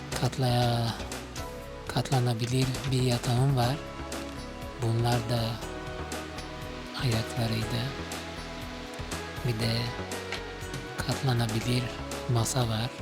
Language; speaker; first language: Turkish; non-native, fluent; Arabic